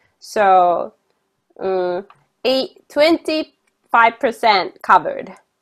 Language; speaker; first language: English; non-native, fluent; Japanese